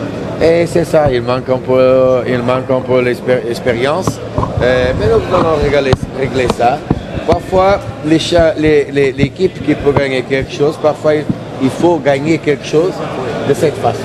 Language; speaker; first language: French; non-native, learner; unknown